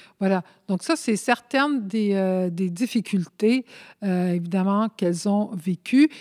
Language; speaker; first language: French; early bilingual, other home language; Spanish